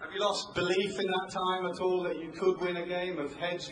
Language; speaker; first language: English; native; English